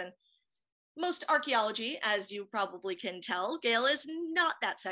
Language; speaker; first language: English; native; English